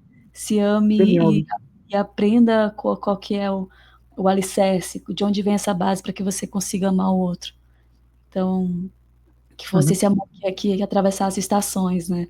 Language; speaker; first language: Portuguese; native; Portuguese